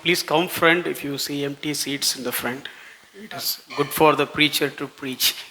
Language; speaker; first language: English; non-native, local second language; Tamil